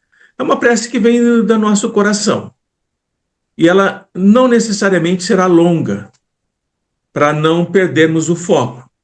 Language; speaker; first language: Portuguese; native; Portuguese